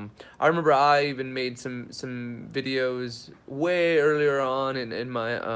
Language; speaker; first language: English; native; English